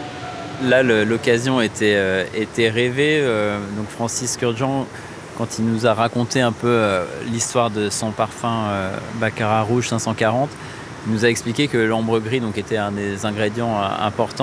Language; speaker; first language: French; native; French